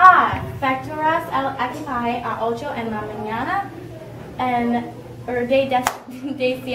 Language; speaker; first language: Spanish; non-native, learner; English